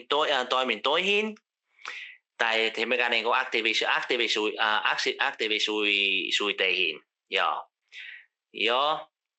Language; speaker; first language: Finnish; non-native, fluent; Vietnamese